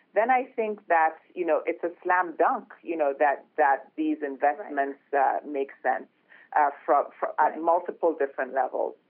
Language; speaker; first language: English; non-native, local second language; Yoruba